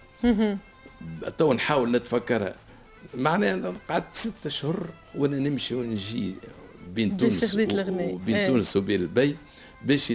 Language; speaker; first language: Arabic; native; Arabic